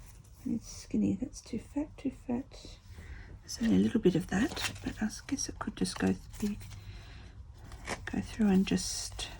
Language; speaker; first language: English; native; English